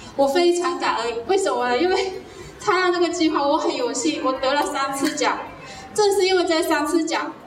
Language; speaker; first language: Chinese; native; Chinese